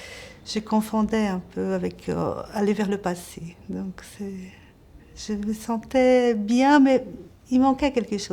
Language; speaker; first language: French; non-native, fluent; Portuguese